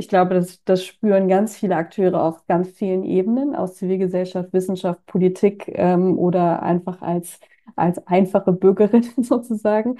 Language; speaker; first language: German; native; German